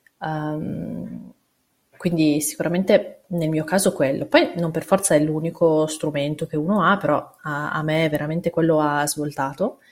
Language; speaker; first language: Italian; early bilingual, other home language; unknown